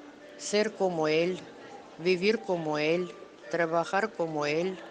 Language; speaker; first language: Spanish; non-native, fluent; Russian